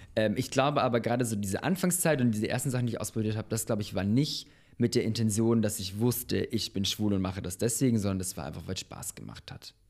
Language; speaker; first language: German; early bilingual, other home language; Bosnian